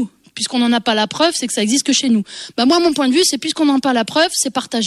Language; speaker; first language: French; native; French